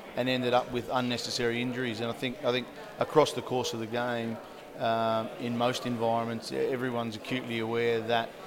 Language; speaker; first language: English; native; English